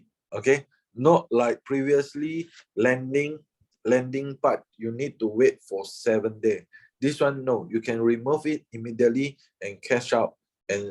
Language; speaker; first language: English; non-native, fluent; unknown